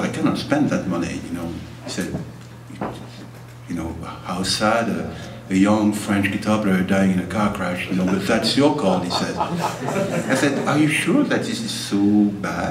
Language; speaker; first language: English; non-native, fluent; French